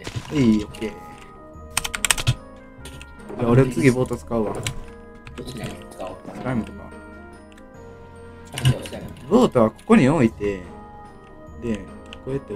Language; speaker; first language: Japanese; native; Japanese